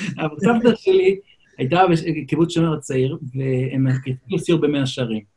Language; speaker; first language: Hebrew; non-native, local second language; Yiddish